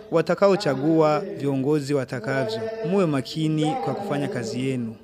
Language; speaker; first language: Swahili; non-native, local second language; Rundi